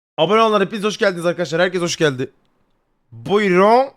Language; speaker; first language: Turkish; native; Turkish